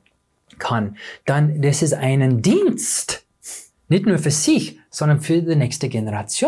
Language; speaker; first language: German; non-native, fluent; English